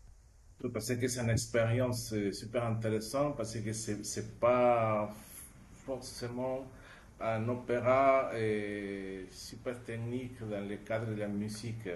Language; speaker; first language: French; non-native, fluent; Spanish